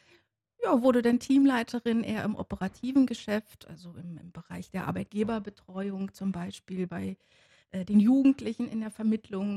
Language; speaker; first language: German; native; German